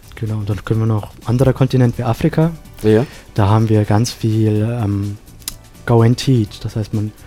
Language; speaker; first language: German; non-native, fluent; Sinhala